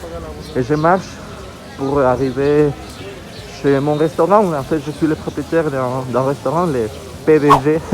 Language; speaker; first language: French; non-native, fluent; Spanish